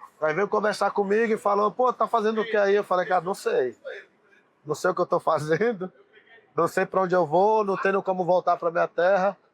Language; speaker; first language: Portuguese; native; Portuguese